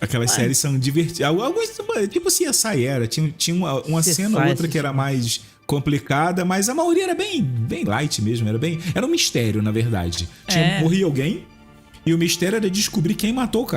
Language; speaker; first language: Portuguese; native; Portuguese